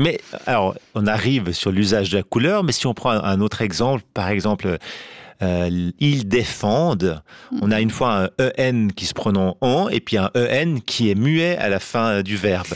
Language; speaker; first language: French; native; French